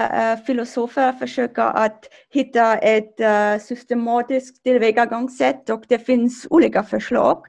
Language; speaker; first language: Swedish; non-native, fluent; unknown